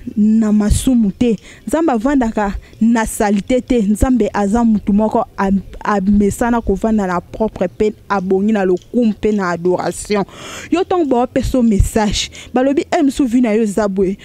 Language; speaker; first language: Lingala; native; Lingala